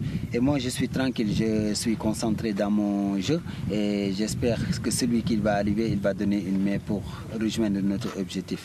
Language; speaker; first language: French; early bilingual, heritage; Italian